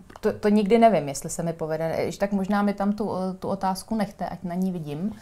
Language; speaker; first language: Czech; native; Czech